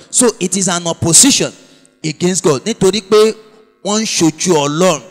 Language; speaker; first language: English; non-native, local second language; Yoruba